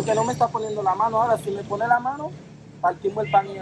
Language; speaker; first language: Spanish; native; Spanish